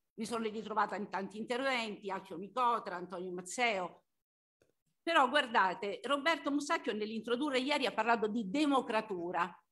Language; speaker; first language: Italian; native; Italian